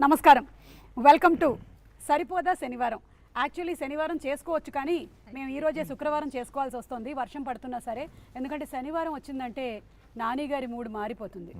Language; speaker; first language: Telugu; native; Telugu